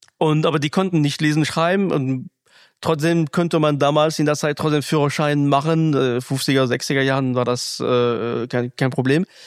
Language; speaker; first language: German; non-native, fluent; French